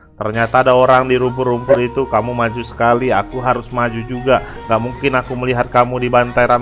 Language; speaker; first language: Indonesian; native; Indonesian